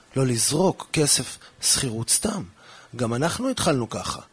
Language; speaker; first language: Hebrew; early bilingual, heritage; Hebrew